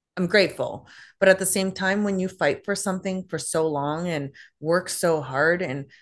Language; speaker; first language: English; native; English